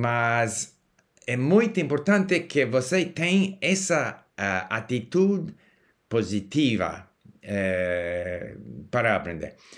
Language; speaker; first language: Portuguese; non-native, learner; English